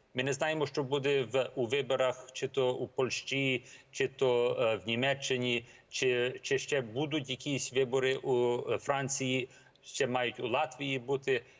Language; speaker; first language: Ukrainian; early bilingual, heritage; Ukrainian